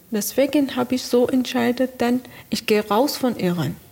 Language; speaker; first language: German; non-native, learner; Persian